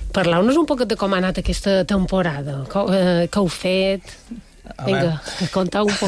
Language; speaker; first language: Catalan; native; Catalan